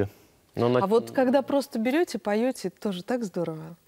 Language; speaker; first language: Russian; native; Russian